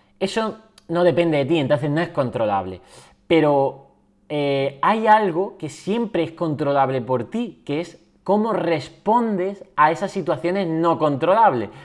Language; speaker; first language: Spanish; native; Spanish